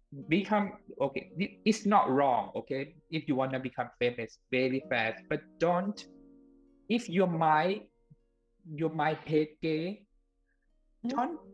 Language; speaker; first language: English; non-native, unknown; Thai